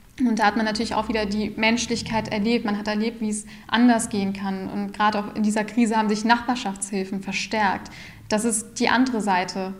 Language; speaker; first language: German; early bilingual, other home language; Urdu